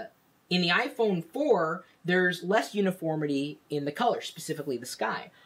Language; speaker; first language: English; native; English